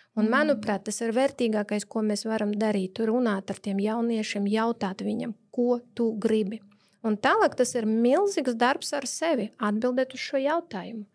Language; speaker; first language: Latvian; non-native, local second language; Russian